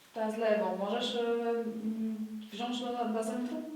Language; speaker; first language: Polish; early bilingual, heritage; French